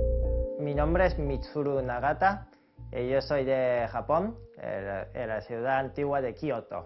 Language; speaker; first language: Spanish; non-native, fluent; Japanese